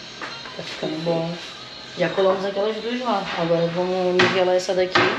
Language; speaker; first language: Portuguese; native; Portuguese